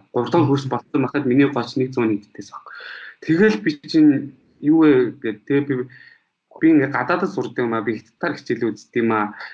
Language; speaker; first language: Mongolian; early bilingual, heritage; Mongolian